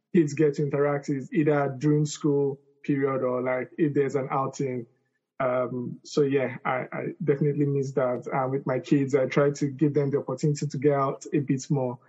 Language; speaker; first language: English; non-native, local second language; Yoruba